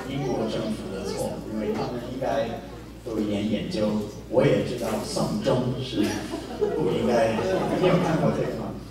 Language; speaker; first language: Chinese; non-native, fluent; English